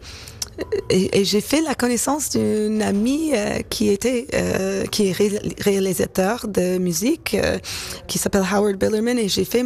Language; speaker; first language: French; non-native, fluent; English